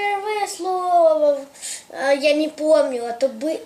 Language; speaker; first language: Russian; early bilingual, heritage; English